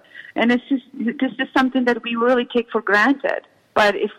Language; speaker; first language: English; non-native, fluent; Czech